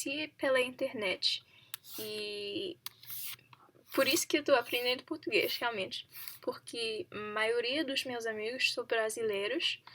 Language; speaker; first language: Portuguese; non-native, learner; English